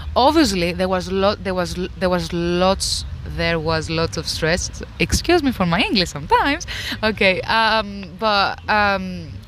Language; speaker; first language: English; non-native, fluent; Greek